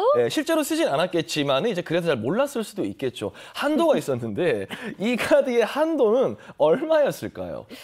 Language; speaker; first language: Korean; native; Korean